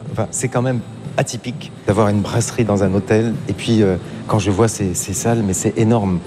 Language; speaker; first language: French; native; French